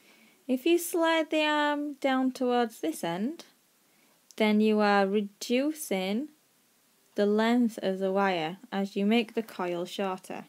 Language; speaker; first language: English; native; English